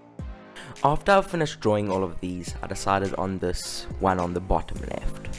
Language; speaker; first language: English; native; English